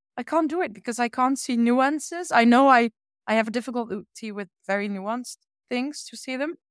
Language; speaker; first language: English; non-native, fluent; Dutch